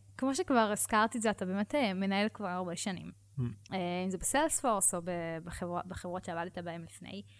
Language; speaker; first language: Hebrew; native; Hebrew